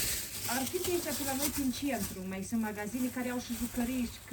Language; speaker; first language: Romanian; native; Romanian